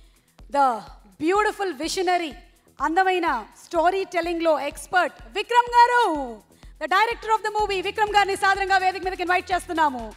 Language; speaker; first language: Telugu; native; Telugu